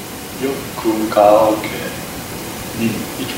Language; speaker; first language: Japanese; non-native, learner; English